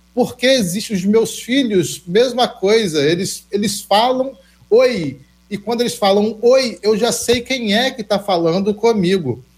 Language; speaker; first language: Portuguese; native; Portuguese